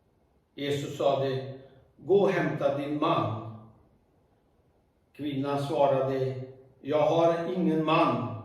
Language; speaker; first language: Swedish; non-native, fluent; Urdu